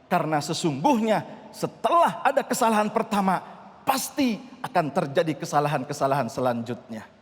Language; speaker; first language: Indonesian; native; Indonesian